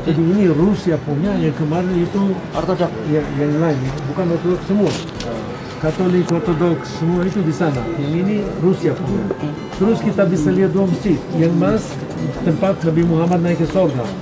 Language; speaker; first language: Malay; non-native, fluent; Hebrew